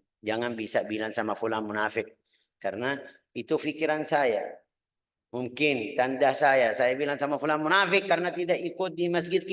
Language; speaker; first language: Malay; non-native, fluent; Arabic